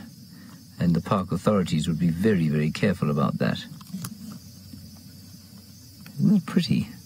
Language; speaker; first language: English; native; English